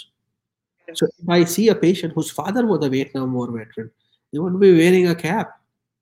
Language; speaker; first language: English; non-native, local second language; Urdu